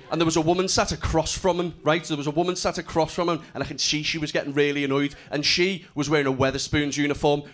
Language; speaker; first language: English; native; English